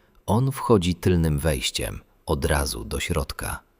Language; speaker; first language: Polish; native; Polish